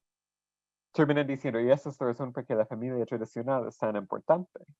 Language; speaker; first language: Spanish; non-native, fluent; English